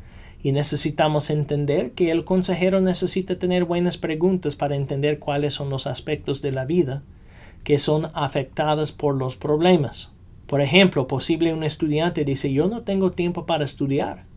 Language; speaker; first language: Spanish; non-native, fluent; English